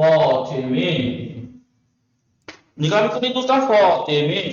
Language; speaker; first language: Persian; non-native, fluent; Urdu